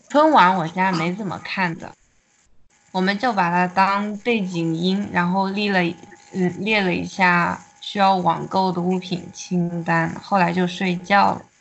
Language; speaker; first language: Chinese; native; Chinese